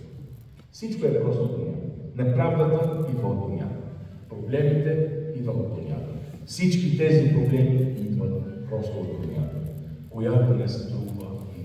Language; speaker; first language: Bulgarian; non-native, fluent; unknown